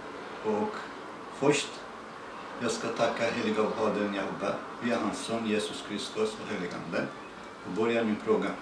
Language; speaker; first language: Swedish; non-native, learner; Persian